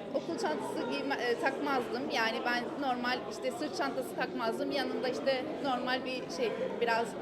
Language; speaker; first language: Turkish; early bilingual, other home language; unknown